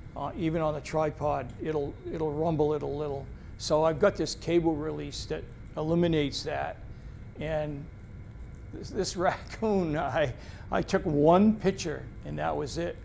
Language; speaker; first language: English; native; English